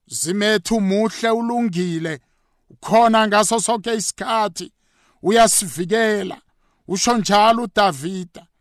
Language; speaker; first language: Zulu; native; Zulu